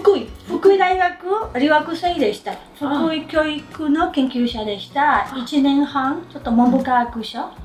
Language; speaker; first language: Japanese; non-native, learner; Spanish